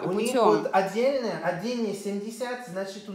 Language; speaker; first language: Russian; non-native, fluent; French